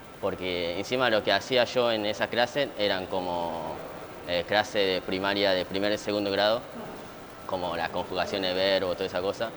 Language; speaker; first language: Spanish; early bilingual, other home language; Japanese